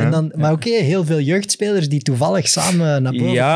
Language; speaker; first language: Dutch; native; Dutch